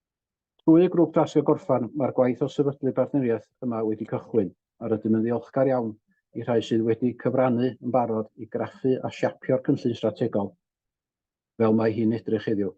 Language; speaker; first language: Welsh; native; Welsh